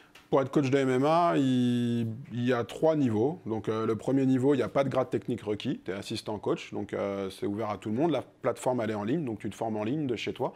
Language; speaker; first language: French; native; French